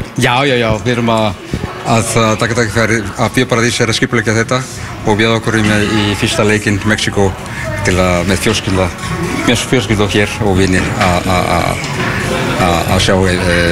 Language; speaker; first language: Icelandic; non-native, learner; Spanish